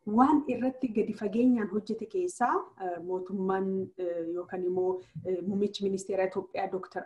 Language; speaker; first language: Oromo; native; Oromo